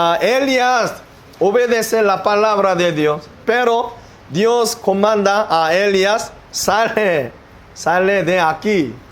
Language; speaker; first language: Spanish; non-native, learner; Korean